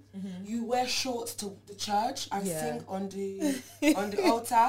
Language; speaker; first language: English; non-native, local second language; Yoruba